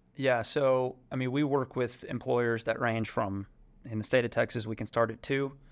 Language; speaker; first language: English; native; English